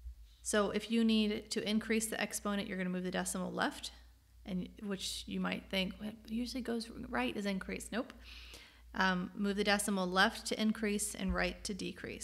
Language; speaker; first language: English; native; English